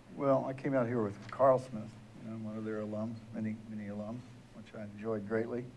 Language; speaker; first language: English; native; English